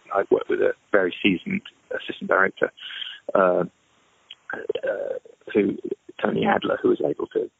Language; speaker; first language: English; native; English